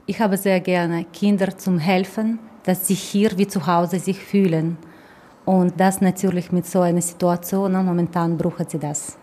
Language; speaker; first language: German; non-native, learner; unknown